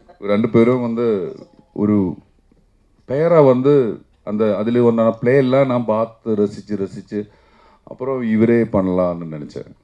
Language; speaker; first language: Tamil; non-native, learner; Malayalam